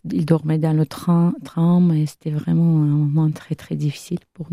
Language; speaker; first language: French; non-native, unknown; Armenian